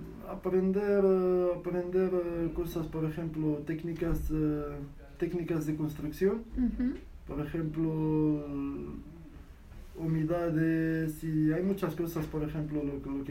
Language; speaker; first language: Spanish; non-native, fluent; Arabic